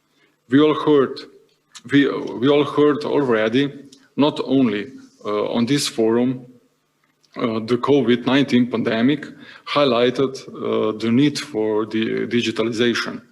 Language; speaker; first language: English; non-native, fluent; Slovenian